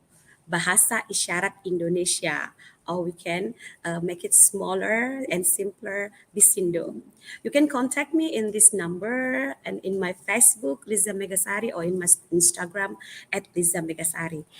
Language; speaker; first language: English; non-native, fluent; Indonesian